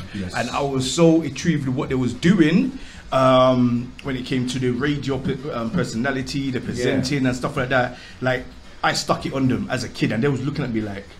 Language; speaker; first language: English; native; English